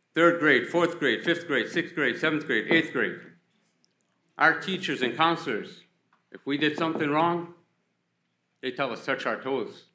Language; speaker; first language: English; native; English